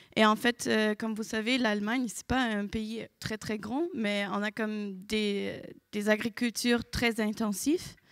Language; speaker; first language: French; non-native, fluent; German